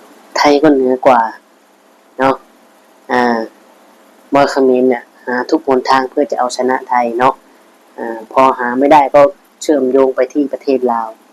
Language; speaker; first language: Thai; non-native, local second language; Lao